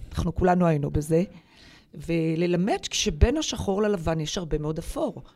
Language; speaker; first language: Hebrew; native; Hebrew